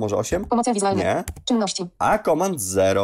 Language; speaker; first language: Polish; native; Polish